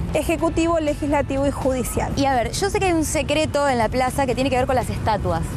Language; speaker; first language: Spanish; native; Spanish